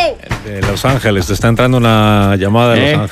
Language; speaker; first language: Spanish; native; Spanish